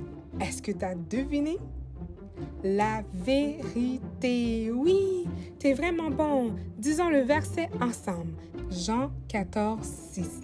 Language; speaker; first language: French; native; French